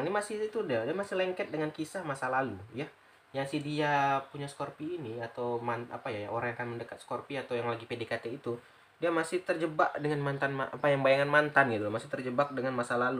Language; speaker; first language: Indonesian; native; Indonesian